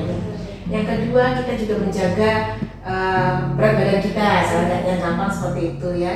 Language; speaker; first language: Indonesian; native; Indonesian